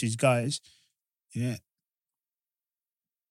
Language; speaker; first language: English; native; English